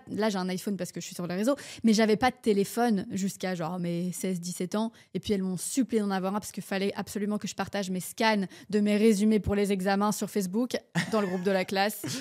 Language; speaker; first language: French; early bilingual, heritage; French